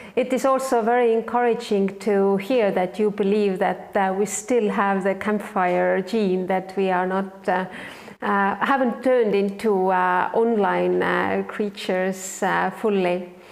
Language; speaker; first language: English; non-native, fluent; Estonian